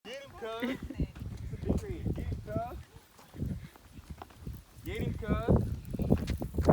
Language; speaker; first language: English; native; English